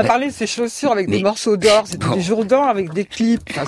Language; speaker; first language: French; native; French